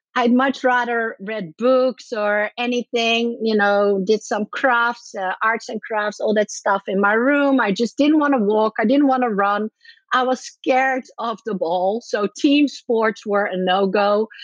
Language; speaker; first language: English; non-native, fluent; Dutch